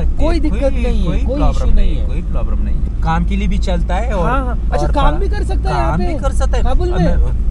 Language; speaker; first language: Hindi; non-native, learner; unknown